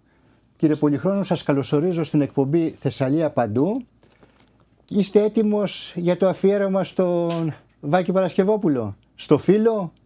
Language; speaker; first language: Greek; native; Greek